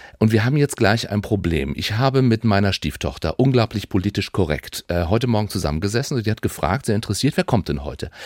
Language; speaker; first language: German; native; German